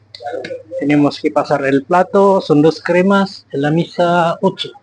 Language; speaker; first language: Spanish; non-native, learner; Filipino